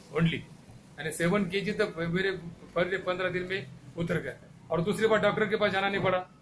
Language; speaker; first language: Hindi; non-native, local second language; Marathi